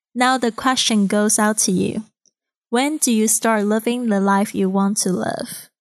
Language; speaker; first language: English; non-native, fluent; Chinese